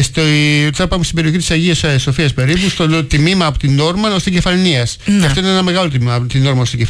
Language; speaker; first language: Greek; native; Greek